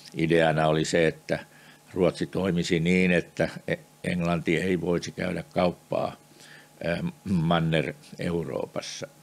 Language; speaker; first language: Finnish; native; Finnish